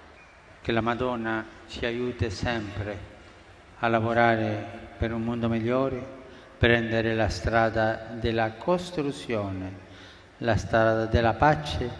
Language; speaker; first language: Italian; non-native, fluent; Spanish